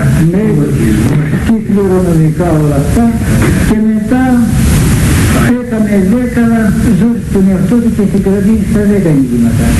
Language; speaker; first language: Greek; native; Greek